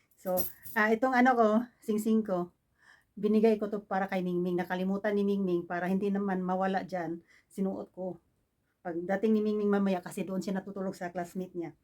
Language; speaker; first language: Filipino; non-native, local second language; Cebuano